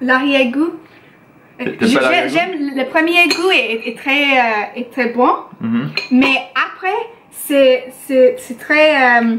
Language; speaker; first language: French; non-native, learner; English